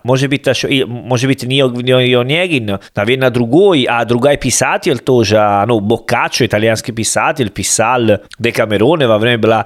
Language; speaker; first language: Russian; non-native, learner; Italian